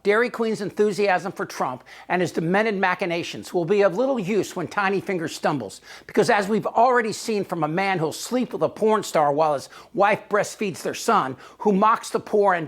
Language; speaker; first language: English; native; English